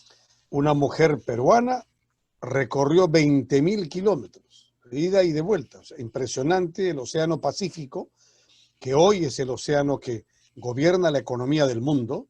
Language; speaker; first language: Spanish; native; Spanish